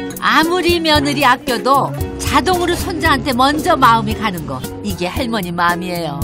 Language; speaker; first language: Korean; native; Korean